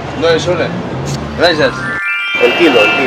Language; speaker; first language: Spanish; non-native, learner; Korean